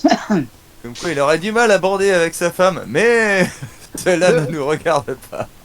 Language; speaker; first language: French; native; French